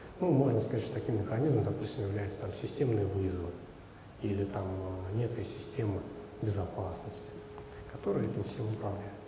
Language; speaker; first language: Russian; native; Russian